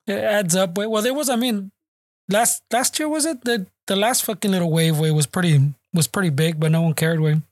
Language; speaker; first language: English; early bilingual, other home language; Spanish